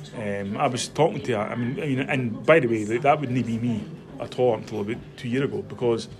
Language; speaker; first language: English; native; English